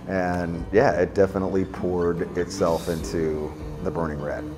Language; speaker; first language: English; native; English